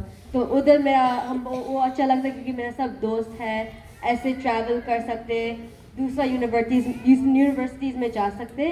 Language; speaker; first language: Hindi; non-native, learner; Gujarati